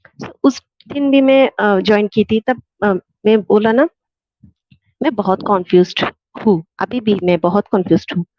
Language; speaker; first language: Hindi; non-native, fluent; Bangla